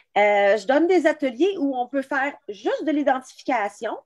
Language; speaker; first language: French; native; French